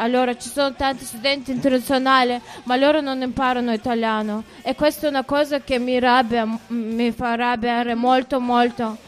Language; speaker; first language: Italian; non-native, fluent; Russian